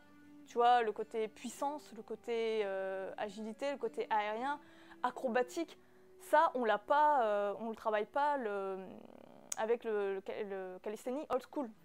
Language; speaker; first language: French; native; French